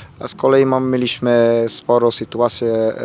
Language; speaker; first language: Polish; non-native, fluent; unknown